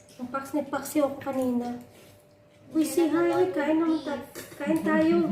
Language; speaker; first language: Filipino; non-native, local second language; Cebuano